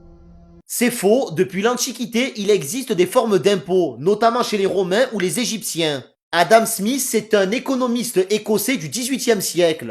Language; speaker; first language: French; native; French